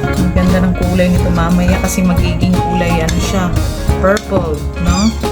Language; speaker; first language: Filipino; native; Filipino